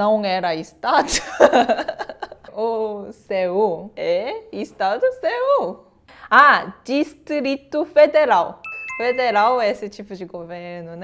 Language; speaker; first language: Portuguese; non-native, learner; Korean